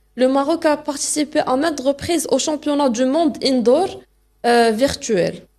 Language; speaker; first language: French; non-native, local second language; Arabic